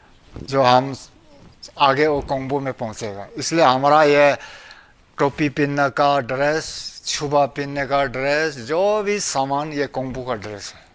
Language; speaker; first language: Hindi; non-native, local second language; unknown